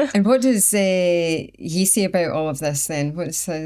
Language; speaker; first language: English; native; English